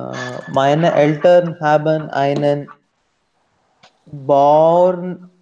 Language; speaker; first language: German; non-native, learner; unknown